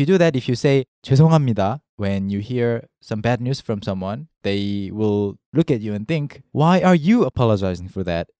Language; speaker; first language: English; non-native, fluent; Korean